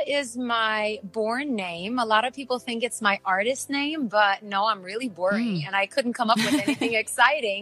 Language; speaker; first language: English; non-native, fluent; Albanian